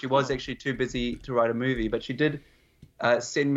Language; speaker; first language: English; native; English